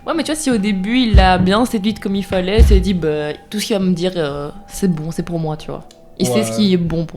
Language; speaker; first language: French; native; French